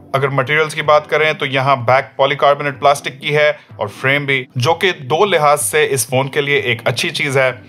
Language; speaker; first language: Urdu; native; Urdu